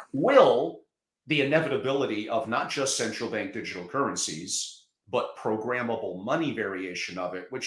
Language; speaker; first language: English; native; English